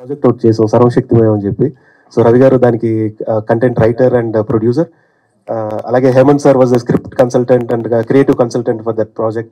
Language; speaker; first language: Telugu; native; Telugu